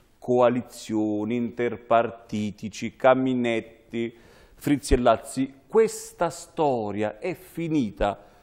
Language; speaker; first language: Italian; native; Italian